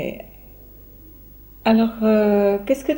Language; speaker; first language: French; native; French